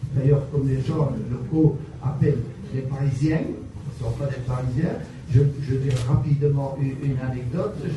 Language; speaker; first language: French; native; French